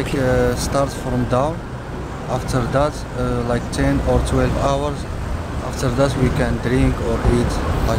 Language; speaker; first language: English; non-native, learner; Arabic